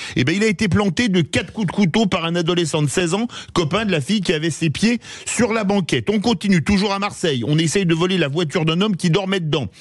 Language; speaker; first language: French; native; French